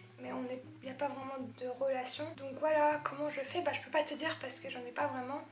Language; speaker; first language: French; early bilingual, other home language; Polish